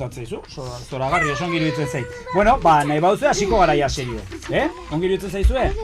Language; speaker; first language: Basque; native; Basque